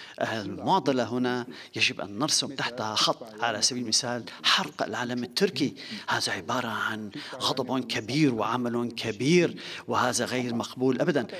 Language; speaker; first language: Arabic; non-native, fluent; Turkish